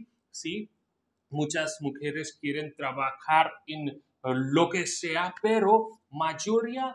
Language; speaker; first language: Spanish; non-native, local second language; Hindi